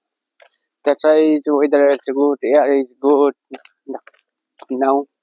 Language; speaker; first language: English; non-native, learner; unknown